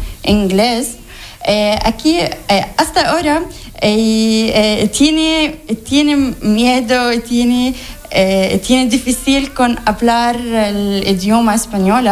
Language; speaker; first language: Spanish; non-native, learner; Arabic